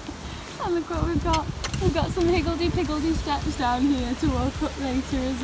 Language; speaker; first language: English; native; English